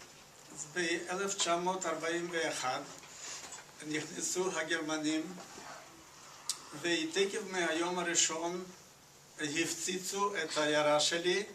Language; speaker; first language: Hebrew; non-native, fluent; Yiddish